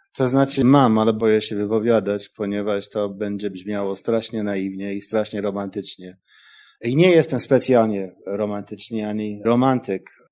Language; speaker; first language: Polish; non-native, fluent; English